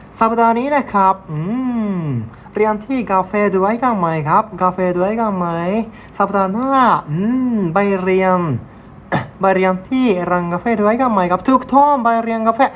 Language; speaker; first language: Thai; non-native, learner; Japanese